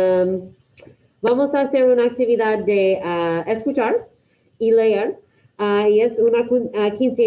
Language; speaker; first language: Spanish; non-native, fluent; English